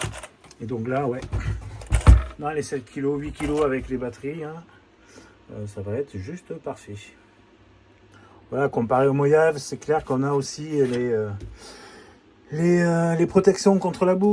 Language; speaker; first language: French; native; French